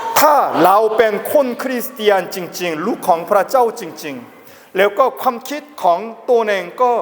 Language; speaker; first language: Thai; non-native, learner; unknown